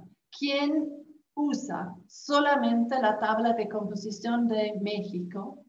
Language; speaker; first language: Spanish; non-native, fluent; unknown